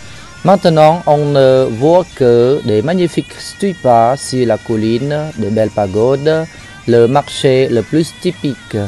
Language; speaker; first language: French; non-native, fluent; Khmer